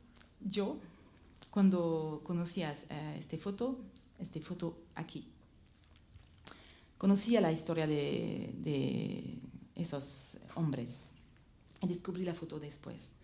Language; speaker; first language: Spanish; non-native, learner; French